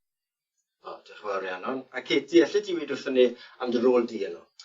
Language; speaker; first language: Welsh; native; Welsh